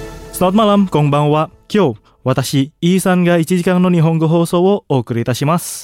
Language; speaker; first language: Japanese; non-native, fluent; Indonesian